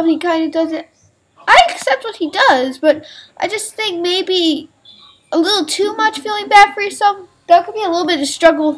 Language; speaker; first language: English; native; English